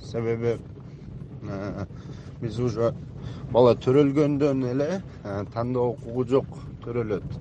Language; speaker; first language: Kyrgyz; non-native, local second language; Uzbek